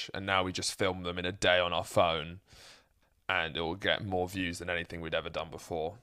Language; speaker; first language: English; native; English